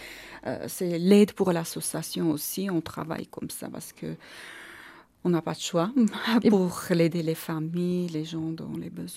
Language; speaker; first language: French; non-native, learner; Armenian